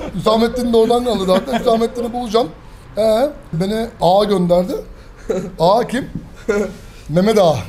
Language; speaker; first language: Turkish; early bilingual, heritage; Turkish